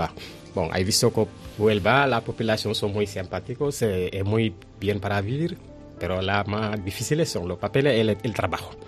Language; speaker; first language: Spanish; non-native, learner; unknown